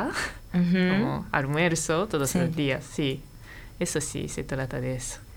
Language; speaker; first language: Spanish; non-native, fluent; Japanese